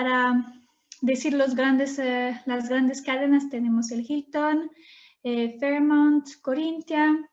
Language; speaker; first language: Spanish; non-native, fluent; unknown